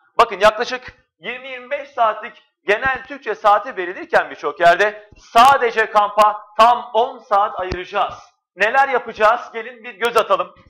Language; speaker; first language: Turkish; native; Turkish